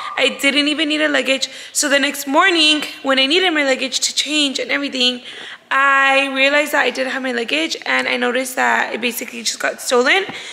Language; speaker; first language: English; early bilingual, other home language; Spanish